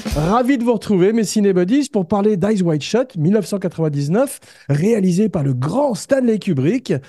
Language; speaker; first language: French; native; French